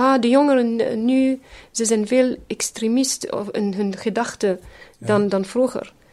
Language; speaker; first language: Dutch; non-native, fluent; Syriac